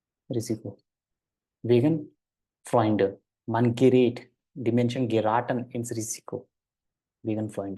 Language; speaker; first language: German; non-native, fluent; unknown